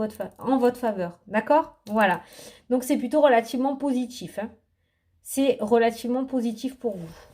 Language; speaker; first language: French; native; French